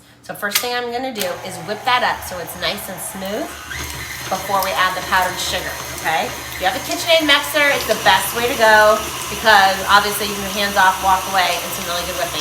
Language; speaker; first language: English; native; English